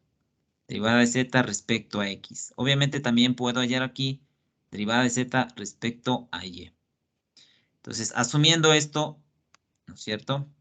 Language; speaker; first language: Spanish; native; Spanish